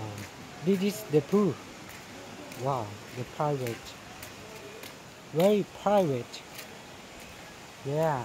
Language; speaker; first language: English; non-native, learner; Thai